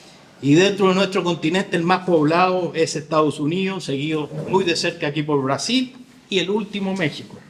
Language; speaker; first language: Spanish; native; Spanish